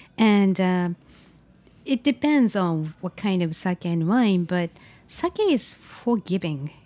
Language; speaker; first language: English; non-native, fluent; Japanese